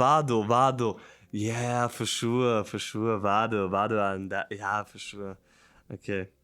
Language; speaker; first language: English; non-native, fluent; German